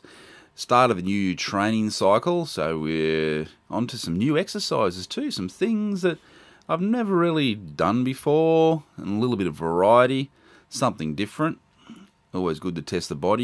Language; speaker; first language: English; native; English